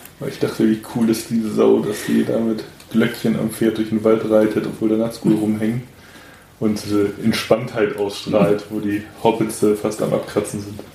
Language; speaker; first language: German; native; German